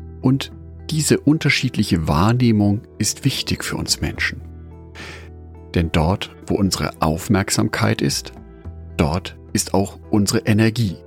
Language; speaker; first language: German; native; German